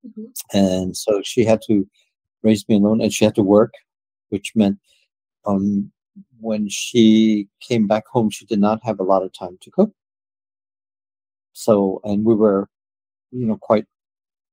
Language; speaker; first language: English; native; English